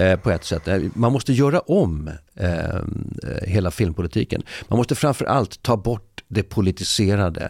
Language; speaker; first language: Swedish; native; Swedish